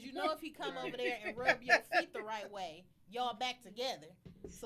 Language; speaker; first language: English; native; English